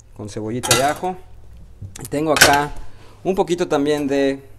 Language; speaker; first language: Spanish; early bilingual, heritage; Spanish